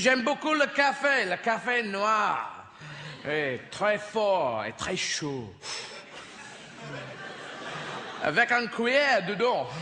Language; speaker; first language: French; non-native, learner; English